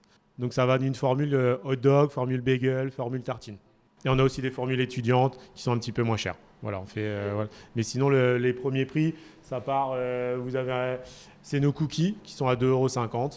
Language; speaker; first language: French; native; French